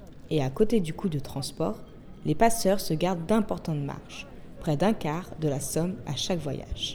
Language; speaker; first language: French; native; French